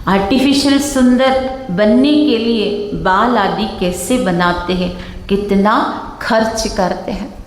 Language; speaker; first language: Hindi; non-native, local second language; Kannada